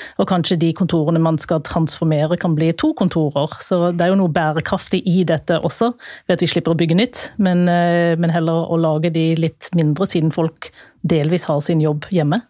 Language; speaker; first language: Norwegian; native; Norwegian